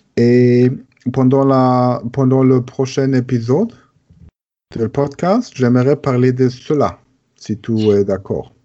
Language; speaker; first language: French; non-native, learner; German